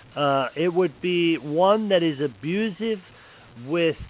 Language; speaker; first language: English; early bilingual, other home language; Pennsylvania German